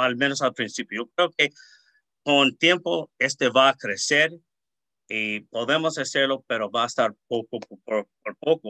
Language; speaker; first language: Spanish; early bilingual, heritage; Spanish